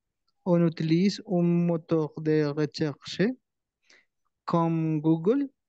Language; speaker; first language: French; non-native, learner; Spanish